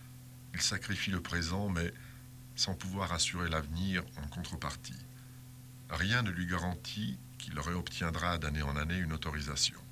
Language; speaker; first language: French; native; French